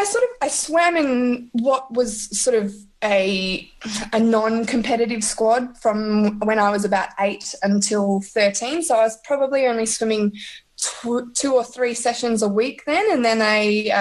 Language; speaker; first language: English; native; English